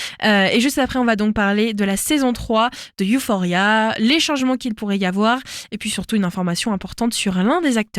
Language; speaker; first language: French; native; French